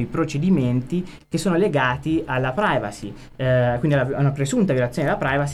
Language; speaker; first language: Italian; native; Italian